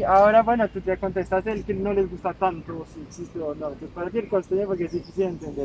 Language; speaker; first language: Spanish; non-native, fluent; French